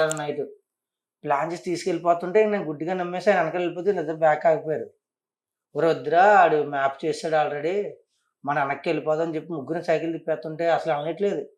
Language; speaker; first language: Telugu; native; Telugu